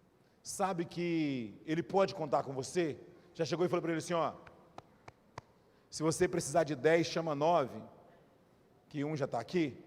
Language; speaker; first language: Portuguese; native; Portuguese